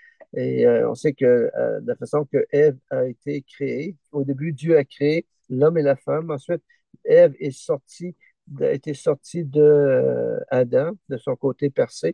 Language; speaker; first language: French; native; French